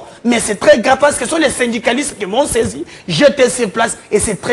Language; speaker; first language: French; non-native, local second language; Lingala